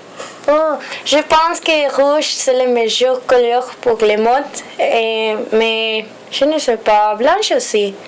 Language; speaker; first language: French; non-native, learner; Spanish